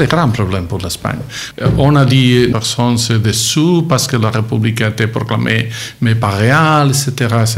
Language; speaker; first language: French; non-native, learner; Catalan